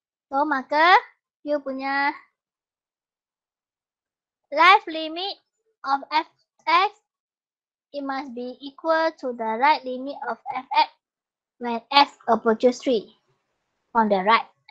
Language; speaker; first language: English; non-native, local second language; Malay